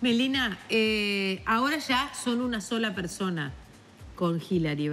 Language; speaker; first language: Spanish; native; Spanish